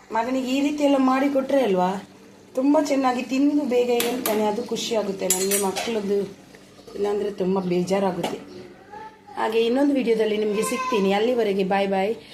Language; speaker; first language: Kannada; non-native, local second language; Tulu